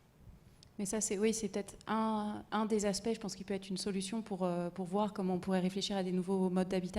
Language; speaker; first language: French; native; French